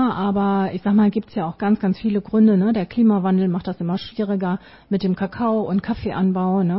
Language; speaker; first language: German; native; German